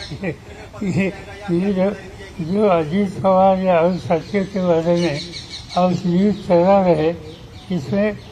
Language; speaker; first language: Hindi; non-native, local second language; Marathi